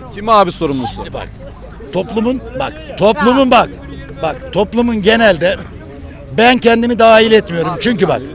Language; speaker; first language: Turkish; native; Turkish